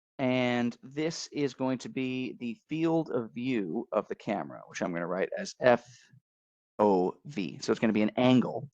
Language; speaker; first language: English; native; English